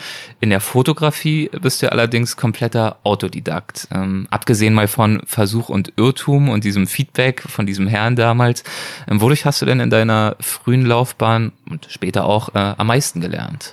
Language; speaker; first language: German; native; German